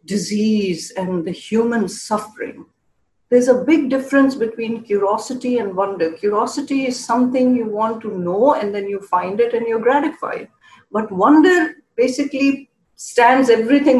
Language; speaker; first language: English; non-native, local second language; Urdu